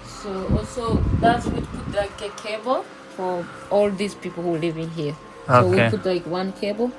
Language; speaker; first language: English; non-native, local second language; Swahili